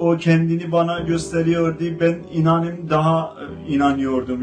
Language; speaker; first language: Turkish; non-native, fluent; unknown